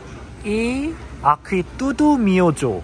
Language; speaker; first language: Portuguese; non-native, learner; Korean